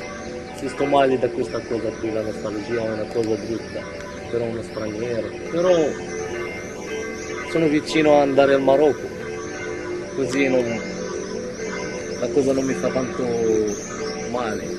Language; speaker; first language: Italian; non-native, learner; Arabic